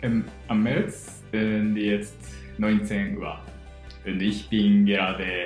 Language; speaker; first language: German; non-native, learner; Japanese